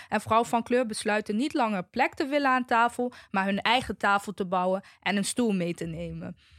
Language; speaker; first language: Dutch; native; Dutch